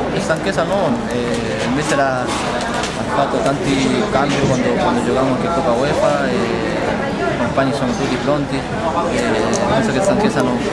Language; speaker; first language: Italian; non-native, learner; Spanish